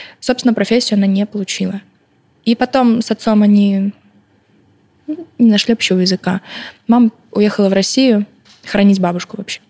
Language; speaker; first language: Russian; early bilingual, other home language; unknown